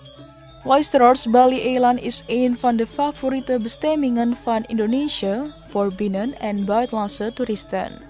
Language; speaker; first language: Dutch; non-native, learner; Indonesian